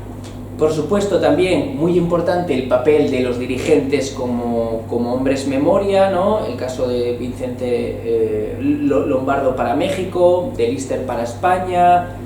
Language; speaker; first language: Spanish; native; Spanish